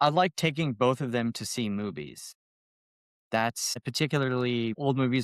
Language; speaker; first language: English; native; English